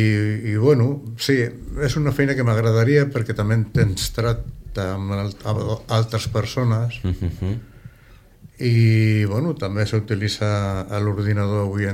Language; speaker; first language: Catalan; non-native, local second language; Spanish